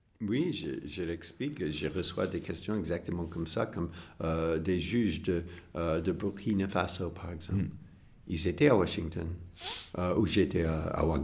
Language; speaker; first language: French; non-native, fluent; English